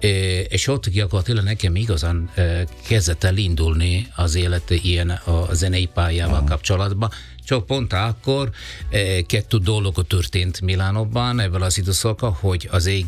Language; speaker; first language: Hungarian; non-native, learner; Italian